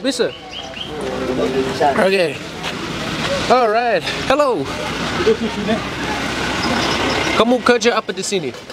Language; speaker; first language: Indonesian; non-native, learner; English